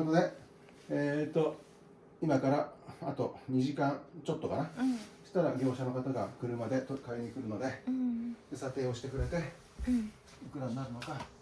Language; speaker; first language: Japanese; native; Japanese